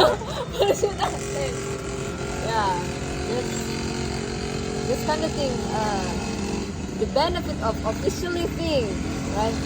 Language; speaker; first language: English; non-native, fluent; Indonesian